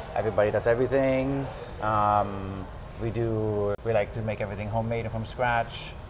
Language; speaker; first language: English; non-native, fluent; German